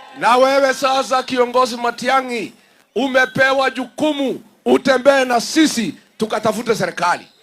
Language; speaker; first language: Swahili; non-native, local second language; Kikuyu